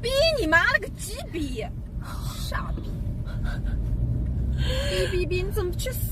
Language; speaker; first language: Chinese; native; Chinese